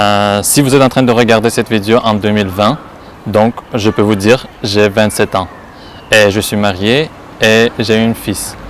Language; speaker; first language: French; non-native, fluent; Uzbek